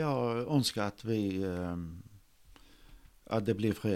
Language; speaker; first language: Swedish; non-native, fluent; Arabic